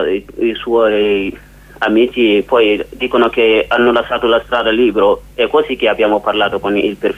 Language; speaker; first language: Italian; non-native, learner; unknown